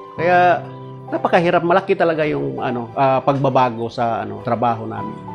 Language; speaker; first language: Filipino; non-native, local second language; Cebuano